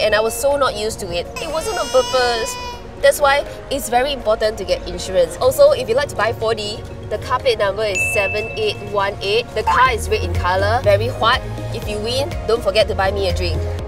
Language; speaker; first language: English; non-native, local second language; Chinese